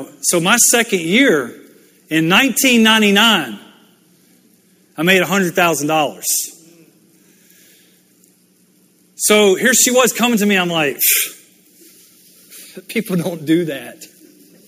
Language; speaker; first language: English; native; English